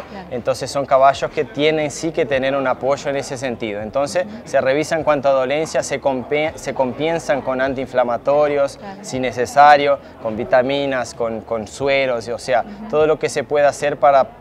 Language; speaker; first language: Spanish; early bilingual, heritage; Spanish